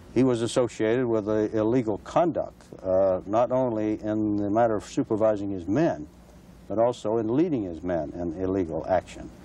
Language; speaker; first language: English; native; English